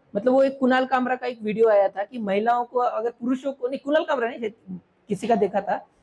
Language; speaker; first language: Hindi; non-native, local second language; Marathi